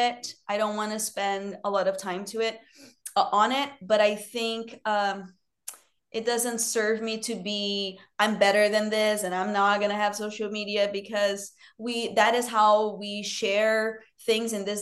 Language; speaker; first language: English; non-native, fluent; Portuguese